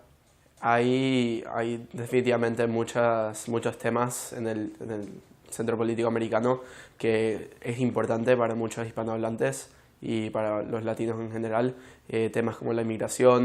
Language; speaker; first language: Spanish; early bilingual, heritage; Spanish